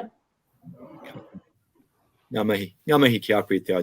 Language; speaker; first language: Māori; non-native, local second language; English